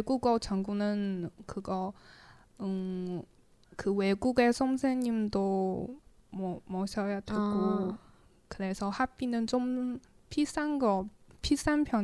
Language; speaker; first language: Korean; non-native, learner; Chinese